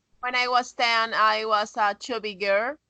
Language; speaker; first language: English; non-native, learner; Spanish